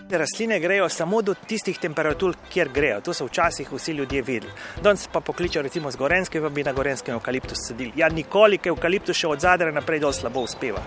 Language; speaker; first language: Slovenian; native; Slovenian